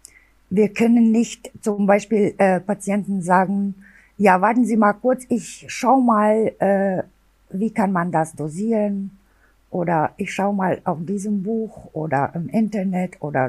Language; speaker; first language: German; non-native, local second language; Albanian